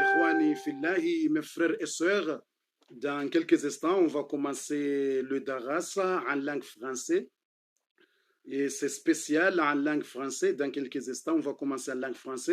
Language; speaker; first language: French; non-native, fluent; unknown